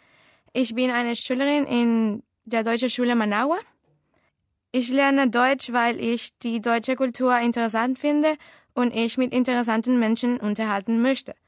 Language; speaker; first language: German; non-native, learner; Spanish